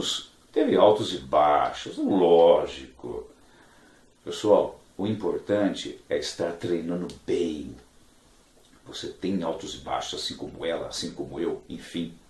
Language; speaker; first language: Portuguese; native; Portuguese